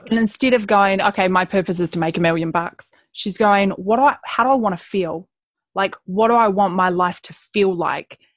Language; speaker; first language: English; native; English